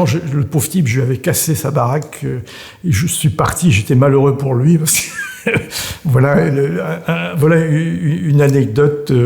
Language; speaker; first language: French; native; French